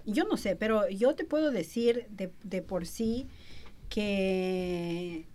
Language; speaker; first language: Spanish; early bilingual, other home language; English